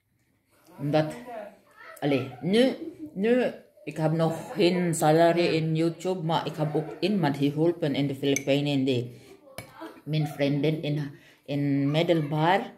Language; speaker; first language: Dutch; non-native, learner; Filipino